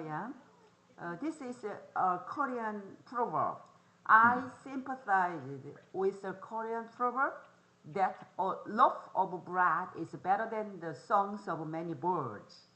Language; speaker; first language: English; non-native, fluent; Korean